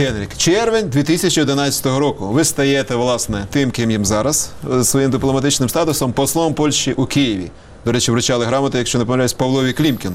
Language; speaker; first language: Ukrainian; native; Ukrainian